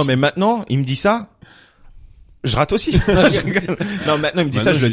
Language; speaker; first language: French; native; French